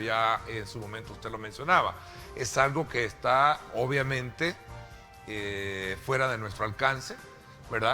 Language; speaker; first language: Spanish; native; Spanish